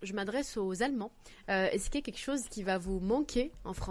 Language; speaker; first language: French; native; French